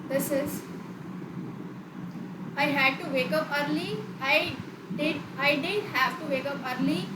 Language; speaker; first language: English; non-native, local second language; Hindi